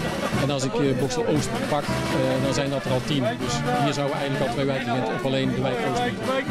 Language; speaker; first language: Dutch; native; Dutch